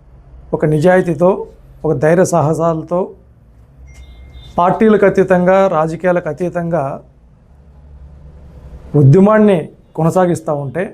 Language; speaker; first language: Telugu; native; Telugu